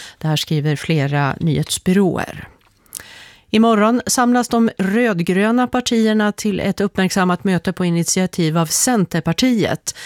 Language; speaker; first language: Swedish; native; Swedish